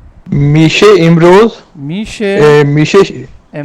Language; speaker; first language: Persian; non-native, learner; Urdu